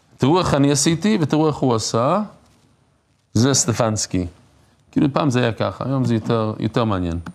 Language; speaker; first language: Hebrew; non-native, fluent; English